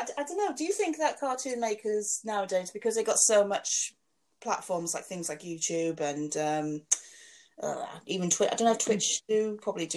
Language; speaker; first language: English; native; English